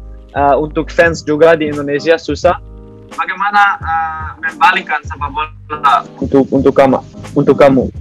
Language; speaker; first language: Indonesian; non-native, learner; Dutch